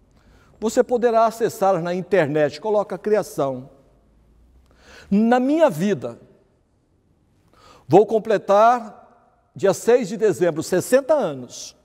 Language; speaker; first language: Portuguese; native; Portuguese